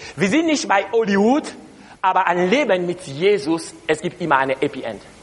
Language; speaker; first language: German; non-native, learner; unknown